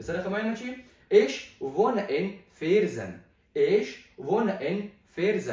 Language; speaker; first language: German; non-native, fluent; Pashto